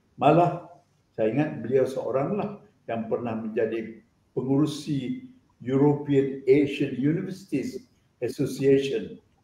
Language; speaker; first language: Malay; native; Malay